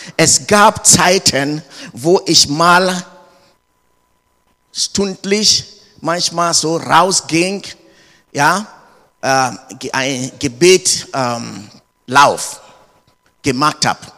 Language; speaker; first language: German; non-native, learner; English